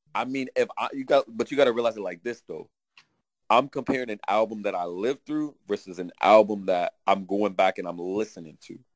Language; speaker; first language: English; native; English